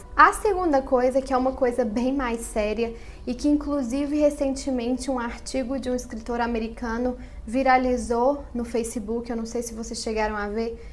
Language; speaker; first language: Portuguese; native; Portuguese